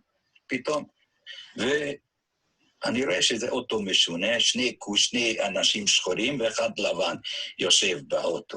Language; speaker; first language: Hebrew; non-native, fluent; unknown